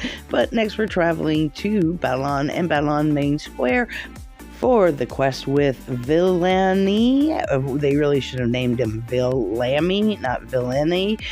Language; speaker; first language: English; native; English